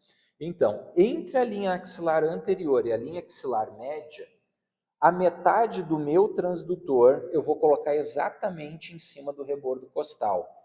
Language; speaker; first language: Portuguese; native; Portuguese